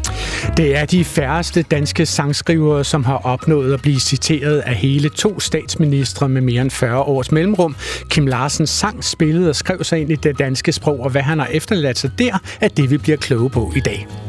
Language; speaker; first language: Danish; native; Danish